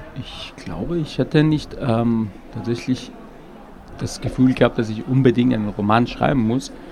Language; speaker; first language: German; non-native, fluent; Persian